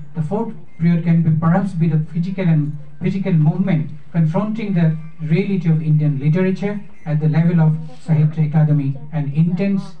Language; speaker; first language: English; non-native, local second language; Assamese